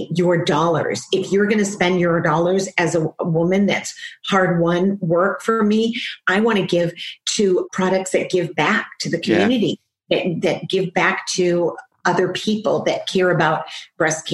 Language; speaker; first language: English; native; English